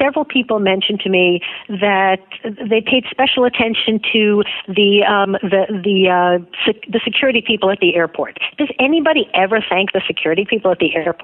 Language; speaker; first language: English; native; English